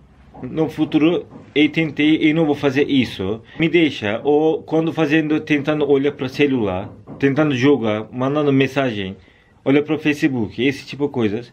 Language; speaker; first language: Portuguese; non-native, learner; Turkish